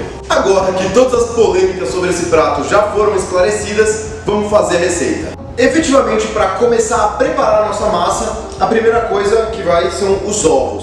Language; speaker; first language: Portuguese; native; Portuguese